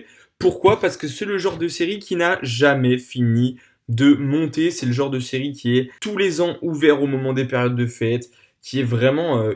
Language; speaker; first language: French; native; French